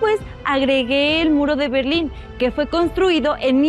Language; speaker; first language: Spanish; native; Spanish